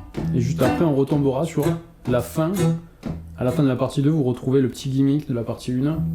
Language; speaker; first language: French; native; French